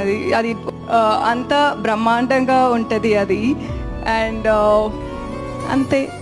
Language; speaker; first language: Telugu; non-native, learner; Tamil